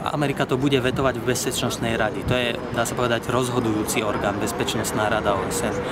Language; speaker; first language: Slovak; non-native, fluent; Arabic